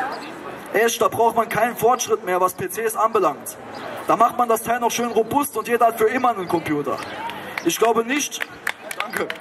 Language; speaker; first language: German; native; German